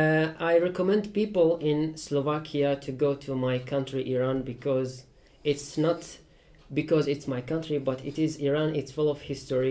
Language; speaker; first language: English; non-native, fluent; Persian